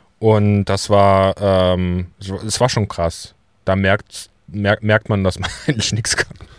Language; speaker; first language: German; early bilingual, other home language; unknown